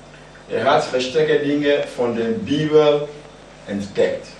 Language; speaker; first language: German; non-native, fluent; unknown